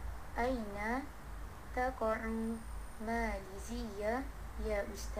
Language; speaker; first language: Arabic; non-native, learner; Malay